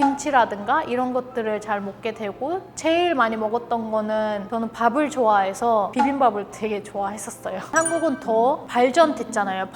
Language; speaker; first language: Korean; non-native, fluent; Turkish